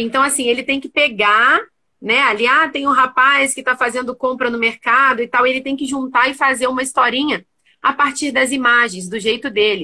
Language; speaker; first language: Portuguese; native; Portuguese